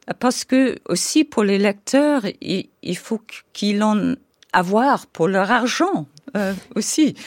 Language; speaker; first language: French; non-native, fluent; English